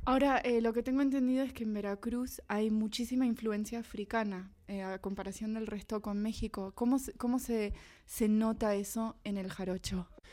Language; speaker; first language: Spanish; native; Spanish